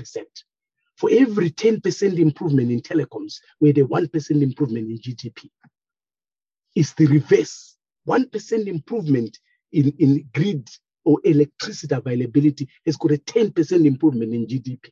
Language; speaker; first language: English; non-native, local second language; Shona